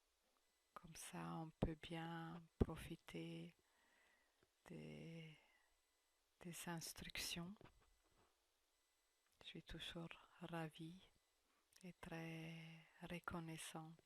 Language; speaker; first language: French; non-native, fluent; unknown